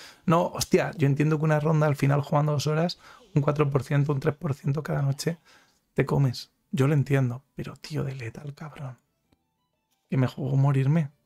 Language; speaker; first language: Spanish; native; Spanish